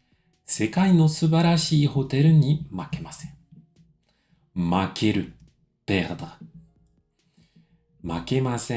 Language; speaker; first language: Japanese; non-native, fluent; French